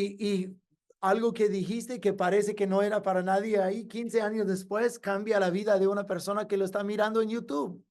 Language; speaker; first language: Spanish; non-native, fluent; English